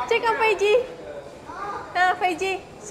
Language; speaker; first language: Chinese; non-native, learner; Indonesian